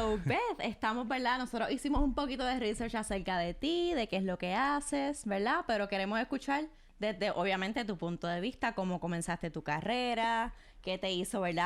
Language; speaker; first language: Spanish; native; Spanish